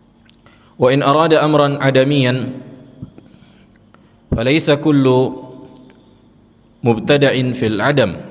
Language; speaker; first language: Arabic; non-native, fluent; Indonesian